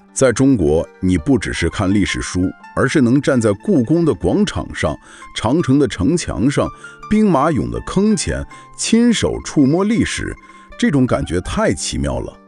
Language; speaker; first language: Chinese; non-native, fluent; English